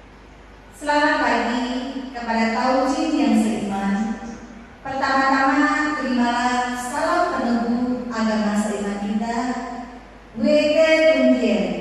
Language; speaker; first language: Indonesian; native; Indonesian